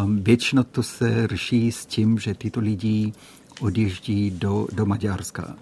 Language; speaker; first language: Czech; non-native, fluent; Malayalam